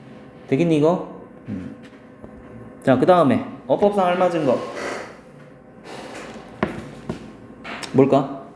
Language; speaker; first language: Korean; native; Korean